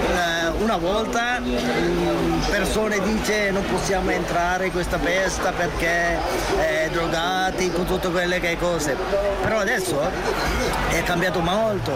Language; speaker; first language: Italian; non-native, learner; Sinhala